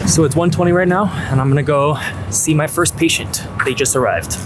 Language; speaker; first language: English; non-native, fluent; Spanish